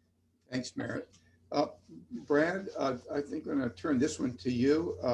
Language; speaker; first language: English; native; English